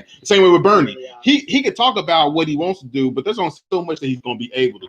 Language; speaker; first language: English; native; English